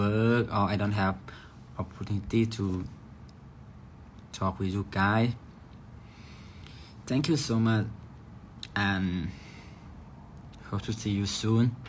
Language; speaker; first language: English; non-native, learner; Thai